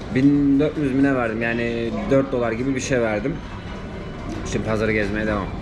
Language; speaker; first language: Turkish; native; Turkish